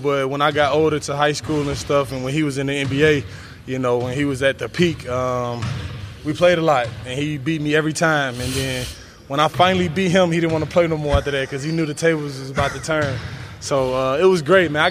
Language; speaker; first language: English; native; English